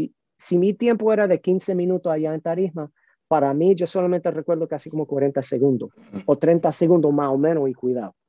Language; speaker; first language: Spanish; early bilingual, heritage; Spanish